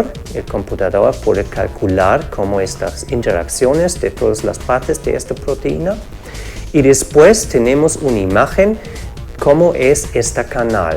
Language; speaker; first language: Spanish; non-native, fluent; German